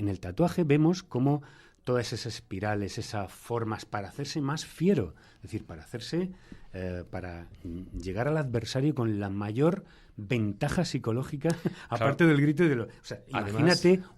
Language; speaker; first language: Spanish; native; Spanish